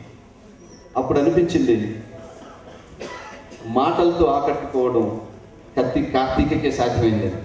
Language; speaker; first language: Telugu; native; Telugu